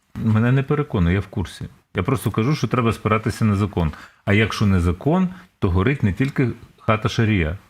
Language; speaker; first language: Ukrainian; native; Ukrainian